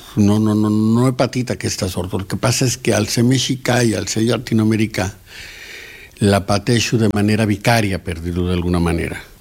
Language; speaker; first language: Catalan; non-native, fluent; Spanish